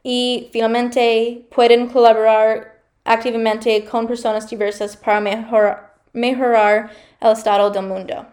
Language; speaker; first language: Spanish; non-native, learner; English